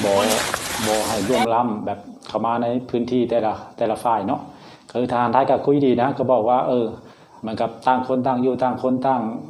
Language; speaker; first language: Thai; non-native, local second language; Lao